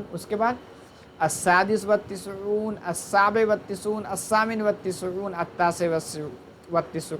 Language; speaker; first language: Arabic; non-native, fluent; Urdu